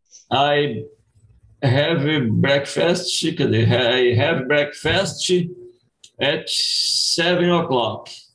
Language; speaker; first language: English; non-native, learner; Portuguese